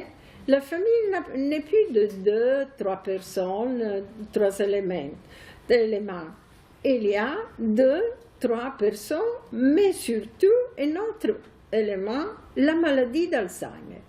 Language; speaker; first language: French; non-native, fluent; Italian